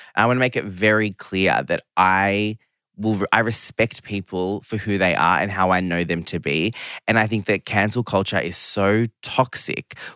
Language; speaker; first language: English; non-native, local second language; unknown